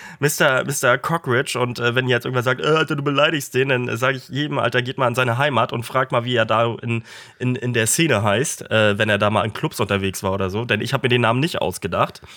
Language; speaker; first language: German; native; German